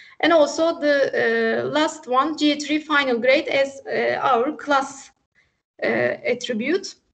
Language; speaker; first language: English; non-native, fluent; Turkish